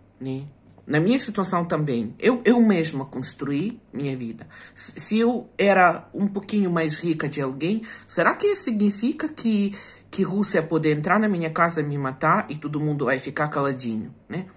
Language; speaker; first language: Portuguese; non-native, fluent; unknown